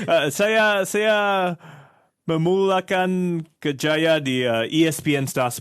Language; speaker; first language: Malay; non-native, learner; English